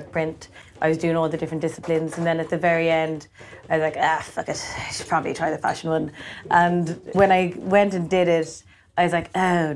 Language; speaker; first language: English; native; English